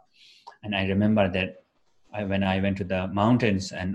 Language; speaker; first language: English; non-native, fluent; Tibetan